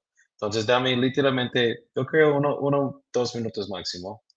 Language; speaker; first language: Spanish; non-native, learner; English